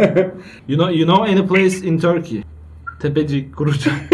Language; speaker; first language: English; non-native, learner; Turkish